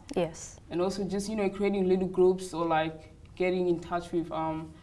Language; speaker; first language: English; native; English